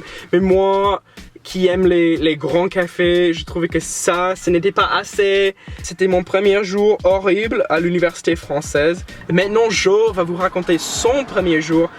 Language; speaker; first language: French; non-native, fluent; English